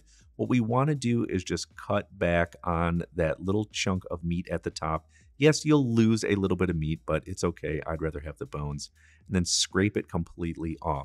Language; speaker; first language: English; native; English